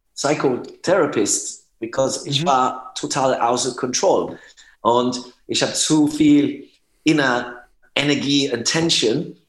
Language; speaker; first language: German; non-native, learner; English